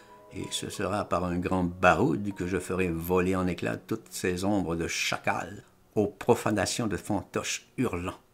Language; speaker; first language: French; native; French